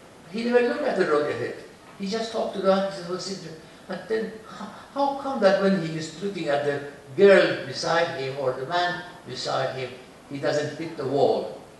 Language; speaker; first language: English; non-native, fluent; Persian